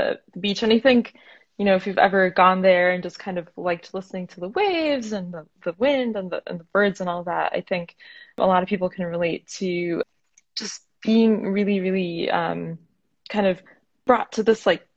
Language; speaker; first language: English; native; English